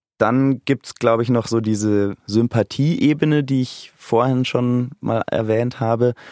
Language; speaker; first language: German; native; German